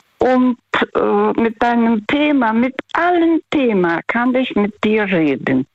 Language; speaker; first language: German; non-native, fluent; Russian